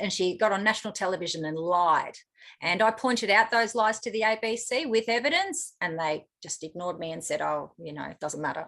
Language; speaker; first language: English; native; English